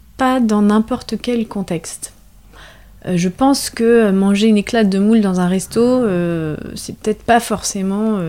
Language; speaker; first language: French; native; French